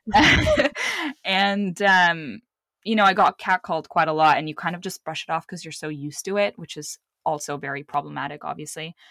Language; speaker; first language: English; early bilingual, other home language; Arabic